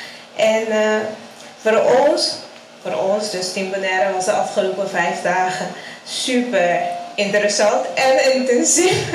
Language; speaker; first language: Dutch; non-native, local second language; English